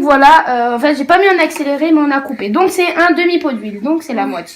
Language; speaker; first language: French; native; French